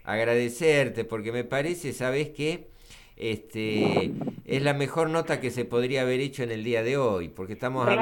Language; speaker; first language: Spanish; native; Spanish